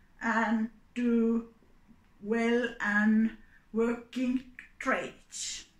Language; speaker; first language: English; non-native, learner; Finnish